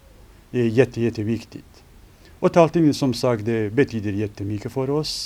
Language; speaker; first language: Swedish; non-native, fluent; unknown